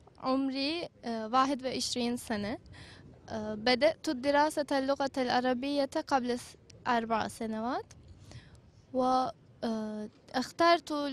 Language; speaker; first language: Arabic; non-native, learner; Turkish